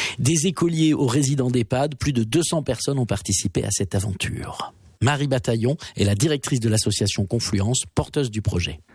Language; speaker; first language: French; native; French